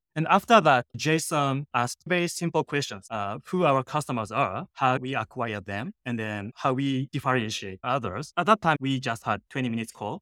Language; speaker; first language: English; non-native, fluent; Japanese